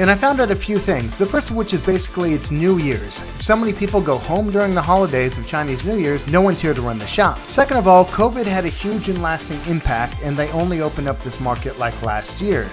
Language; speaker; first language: English; native; English